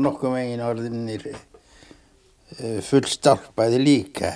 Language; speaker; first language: Icelandic; native; Icelandic